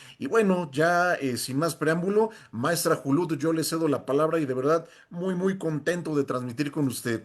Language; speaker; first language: Spanish; native; Spanish